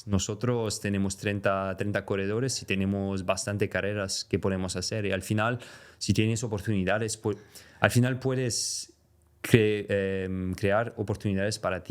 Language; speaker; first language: Spanish; non-native, fluent; French